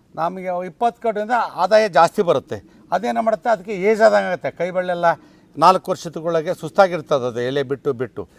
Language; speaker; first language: Kannada; native; Kannada